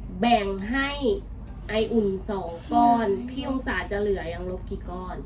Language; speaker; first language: Thai; native; Thai